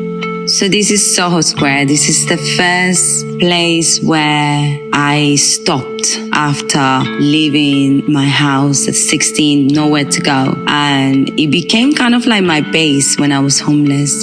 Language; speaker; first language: English; non-native, fluent; Spanish